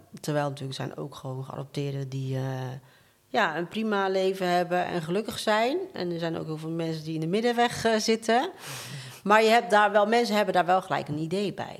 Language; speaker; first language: Dutch; native; Dutch